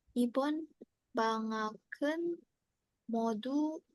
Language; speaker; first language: Korean; non-native, learner; Indonesian